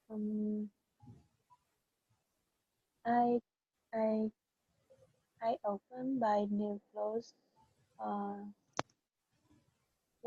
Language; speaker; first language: English; non-native, learner; Vietnamese